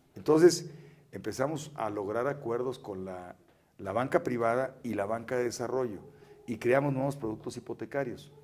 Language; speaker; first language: Spanish; native; Spanish